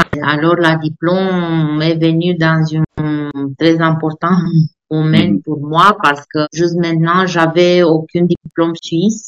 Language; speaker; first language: French; non-native, fluent; Romanian